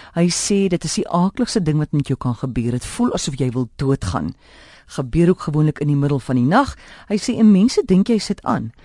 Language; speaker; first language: Afrikaans; native; Afrikaans